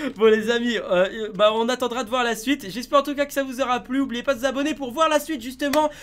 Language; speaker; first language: French; native; French